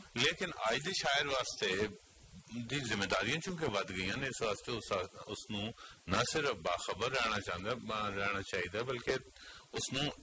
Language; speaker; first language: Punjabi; non-native, local second language; Northern Hindko